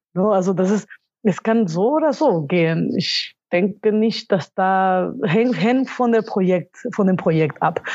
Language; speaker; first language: German; non-native, fluent; Spanish